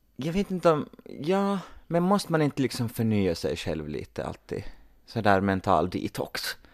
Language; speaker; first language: Swedish; native; Swedish